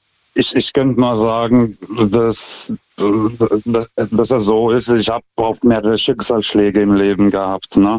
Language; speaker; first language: German; non-native, fluent; Lithuanian